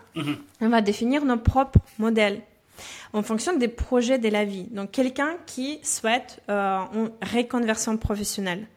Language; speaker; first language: French; non-native, fluent; Russian